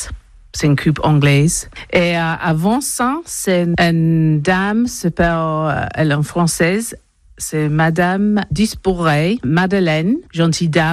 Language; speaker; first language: French; non-native, learner; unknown